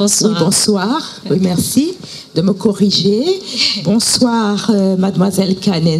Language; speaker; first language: French; non-native, local second language; Rundi